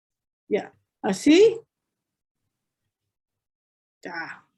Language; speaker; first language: Spanish; non-native, fluent; English